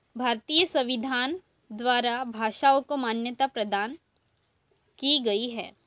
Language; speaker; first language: Hindi; native; Hindi